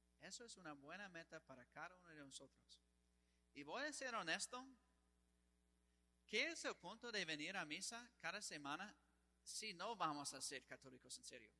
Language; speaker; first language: Spanish; non-native, fluent; English